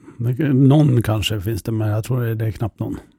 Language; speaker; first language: Swedish; native; Swedish